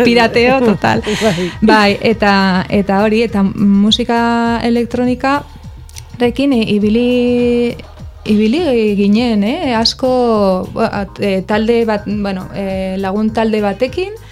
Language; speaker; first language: Basque; non-native, local second language; Spanish